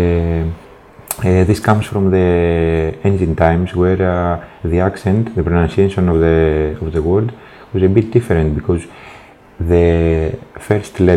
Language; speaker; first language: English; non-native, fluent; Greek